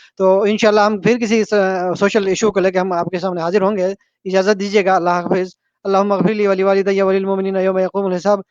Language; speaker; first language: Urdu; non-native, local second language; Shina